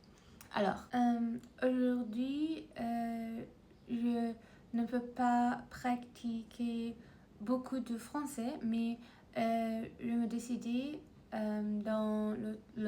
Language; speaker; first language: French; non-native, learner; Persian